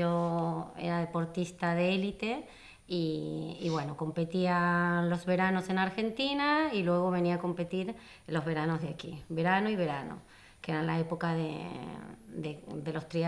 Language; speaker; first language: Spanish; native; Spanish